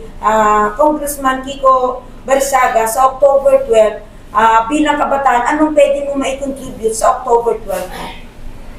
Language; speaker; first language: Filipino; native; Filipino